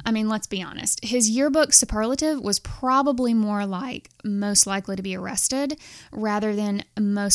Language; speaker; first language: English; native; English